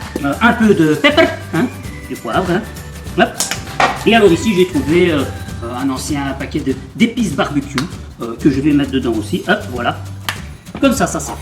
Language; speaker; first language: French; native; French